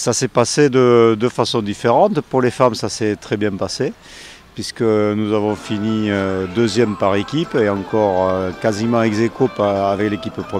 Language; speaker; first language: French; native; French